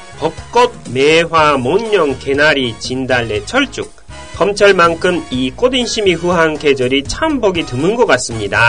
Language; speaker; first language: Korean; non-native, fluent; Japanese